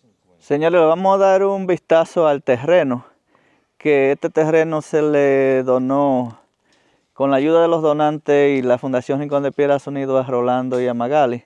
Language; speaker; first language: Spanish; native; Spanish